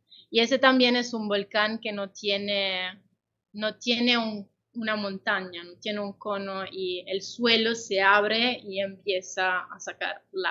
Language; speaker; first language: Spanish; non-native, fluent; Italian